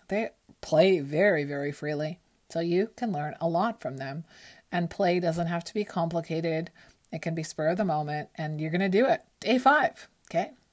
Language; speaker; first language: English; early bilingual, other home language; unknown